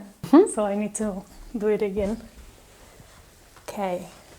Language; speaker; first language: English; non-native, fluent; Spanish